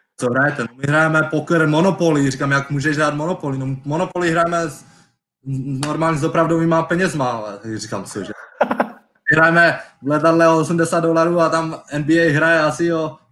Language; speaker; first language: Czech; native; Czech